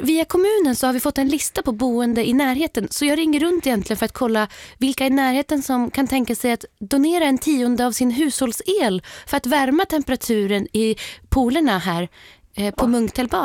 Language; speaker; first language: Swedish; native; Swedish